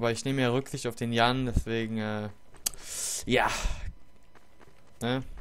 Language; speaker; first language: German; native; German